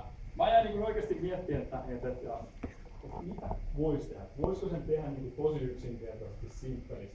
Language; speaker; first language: Finnish; native; Finnish